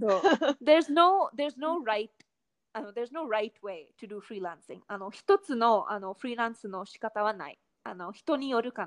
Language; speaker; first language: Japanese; non-native, fluent; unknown